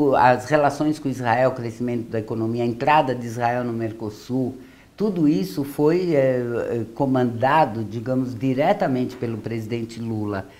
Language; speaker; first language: Portuguese; early bilingual, other home language; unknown